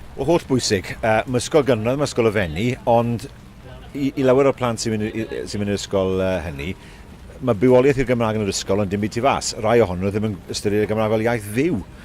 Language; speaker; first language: Welsh; native; Welsh